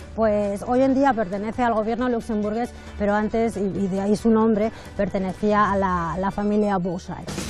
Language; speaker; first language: Spanish; native; Spanish